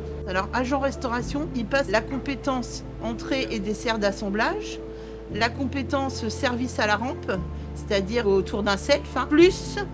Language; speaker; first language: French; native; French